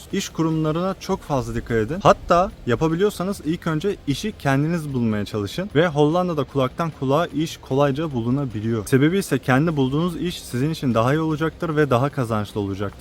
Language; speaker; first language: Turkish; native; Turkish